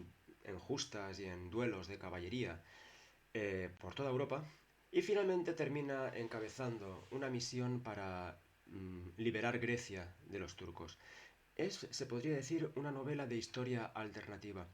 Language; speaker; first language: Spanish; native; Spanish